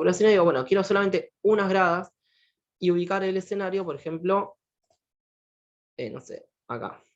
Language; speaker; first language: Spanish; native; Spanish